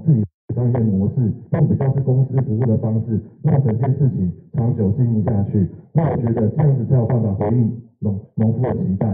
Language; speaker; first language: Chinese; native; Chinese